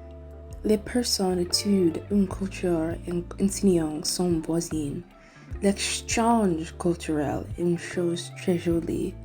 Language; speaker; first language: French; non-native, learner; English